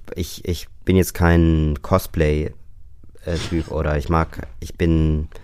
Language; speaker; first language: German; native; German